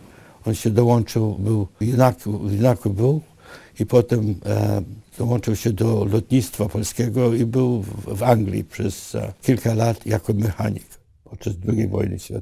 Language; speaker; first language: Polish; early bilingual, other home language; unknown